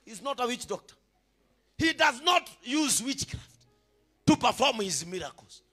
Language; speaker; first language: English; non-native, local second language; Swahili